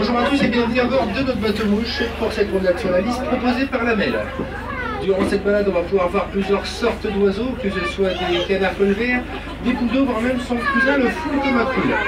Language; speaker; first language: French; native; French